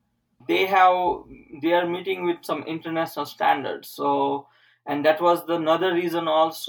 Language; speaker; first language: English; non-native, local second language; Gujarati